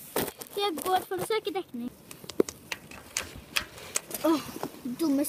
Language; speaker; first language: Norwegian; native; Norwegian